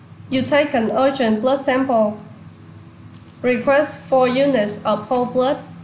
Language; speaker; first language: English; non-native, fluent; Vietnamese